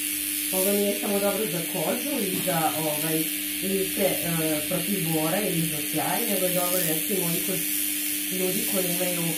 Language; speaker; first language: Serbian; native; Serbian